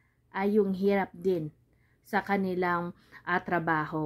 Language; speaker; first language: Filipino; native; Filipino